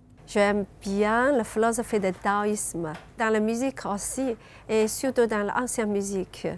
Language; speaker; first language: French; non-native, learner; Chinese